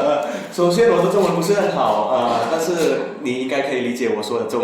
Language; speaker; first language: Chinese; non-native, learner; Indonesian